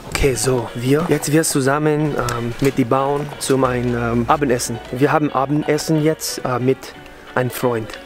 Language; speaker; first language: German; non-native, learner; English